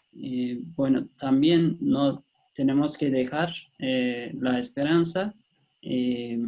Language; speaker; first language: Spanish; non-native, fluent; Turkish